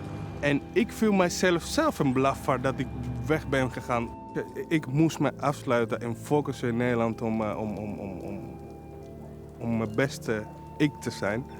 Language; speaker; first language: Dutch; early bilingual, other home language; Spanish